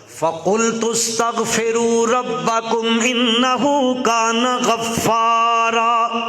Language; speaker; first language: Urdu; non-native, local second language; Punjabi